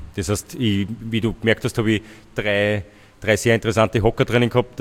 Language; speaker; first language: German; native; German